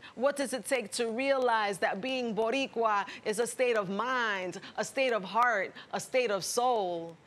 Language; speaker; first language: English; early bilingual, other home language; Spanish